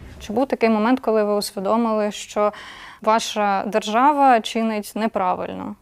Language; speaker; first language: Ukrainian; native; Ukrainian